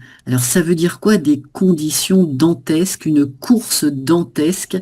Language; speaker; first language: French; native; French